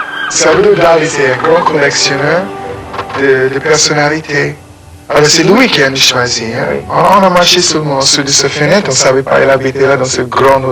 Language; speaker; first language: French; non-native, fluent; English